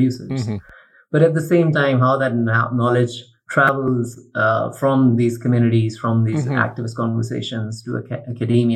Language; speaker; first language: English; non-native, local second language; Urdu